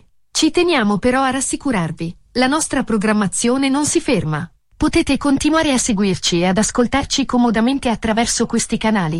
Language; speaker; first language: Italian; native; Italian